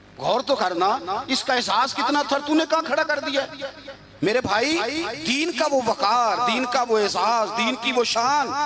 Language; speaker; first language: Urdu; non-native, local second language; Punjabi